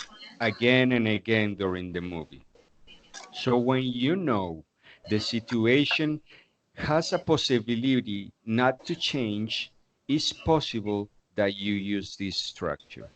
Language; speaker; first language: English; non-native, fluent; Spanish